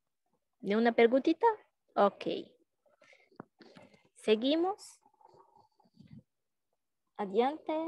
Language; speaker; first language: Spanish; non-native, learner; Portuguese